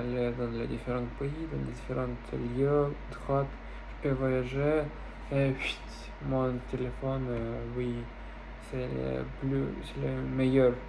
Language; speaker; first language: French; non-native, learner; Russian